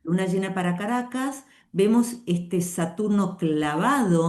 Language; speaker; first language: Spanish; native; Spanish